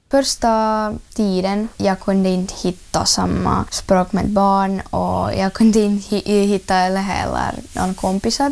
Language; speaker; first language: Swedish; early bilingual, other home language; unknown